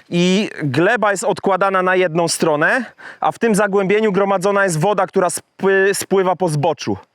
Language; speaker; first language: Polish; native; Polish